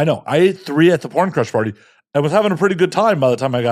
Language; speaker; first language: English; native; English